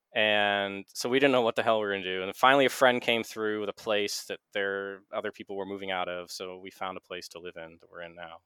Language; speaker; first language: English; native; English